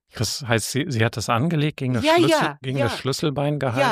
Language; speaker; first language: German; native; German